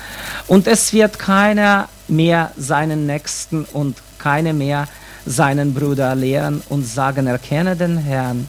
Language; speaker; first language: German; non-native, fluent; Russian